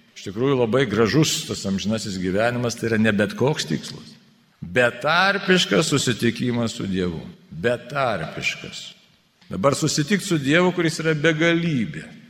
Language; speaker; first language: Lithuanian; native; Lithuanian